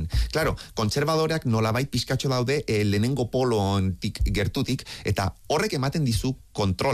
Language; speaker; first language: Basque; native; Basque